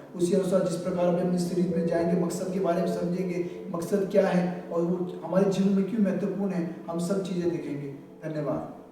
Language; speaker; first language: Hindi; early bilingual, other home language; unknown